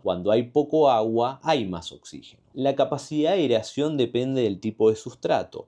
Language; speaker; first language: Spanish; native; Spanish